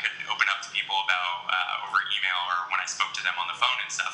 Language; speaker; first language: English; native; English